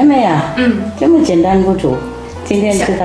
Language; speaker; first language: Chinese; non-native, fluent; Vietnamese